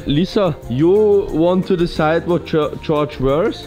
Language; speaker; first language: English; non-native, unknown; German